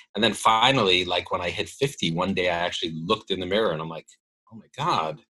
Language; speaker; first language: English; native; English